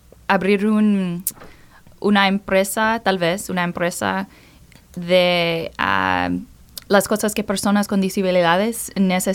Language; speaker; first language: Spanish; non-native, learner; English